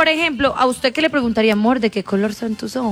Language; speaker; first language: Spanish; native; Spanish